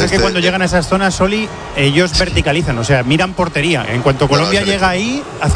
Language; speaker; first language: Spanish; native; Spanish